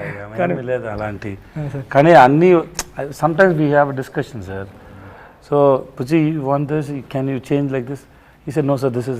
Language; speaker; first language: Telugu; non-native, learner; Tamil